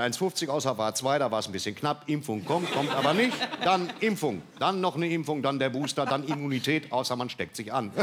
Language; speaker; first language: German; native; German